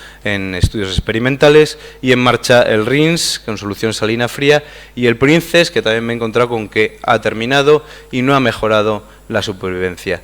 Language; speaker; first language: Spanish; native; Spanish